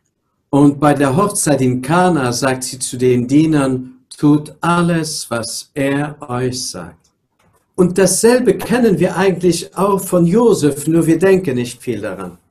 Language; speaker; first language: German; non-native, local second language; Luxembourgish